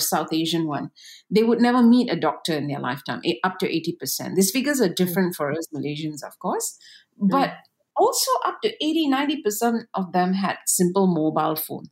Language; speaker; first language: English; non-native, local second language; Tamil